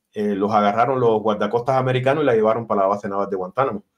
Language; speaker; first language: Spanish; native; Spanish